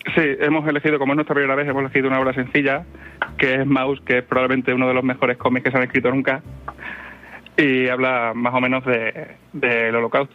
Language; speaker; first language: Spanish; native; Spanish